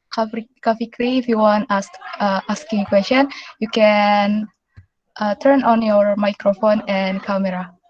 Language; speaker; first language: English; non-native, local second language; Indonesian